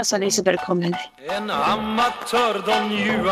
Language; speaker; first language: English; non-native, fluent; Swedish